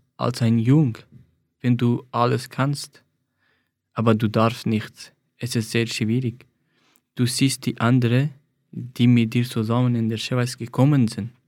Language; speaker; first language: German; non-native, fluent; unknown